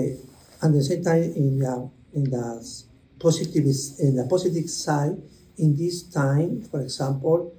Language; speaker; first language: English; non-native, learner; Spanish